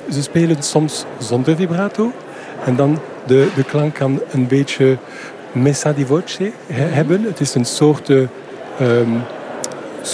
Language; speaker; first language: Dutch; non-native, fluent; French